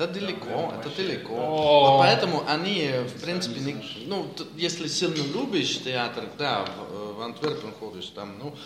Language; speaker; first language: Russian; non-native, learner; Dutch